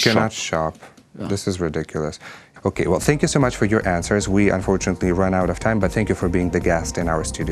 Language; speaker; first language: English; non-native, fluent; Ukrainian